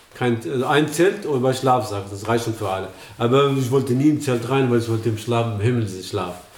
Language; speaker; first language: German; early bilingual, other home language; Arabic